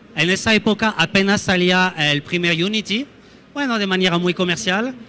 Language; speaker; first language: Spanish; non-native, fluent; French